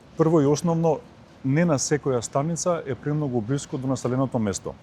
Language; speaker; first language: Macedonian; native; Macedonian